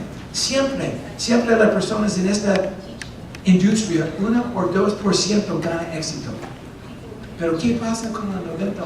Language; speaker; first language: Spanish; non-native, fluent; English